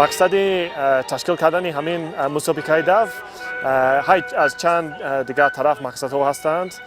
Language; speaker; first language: Persian; native; Persian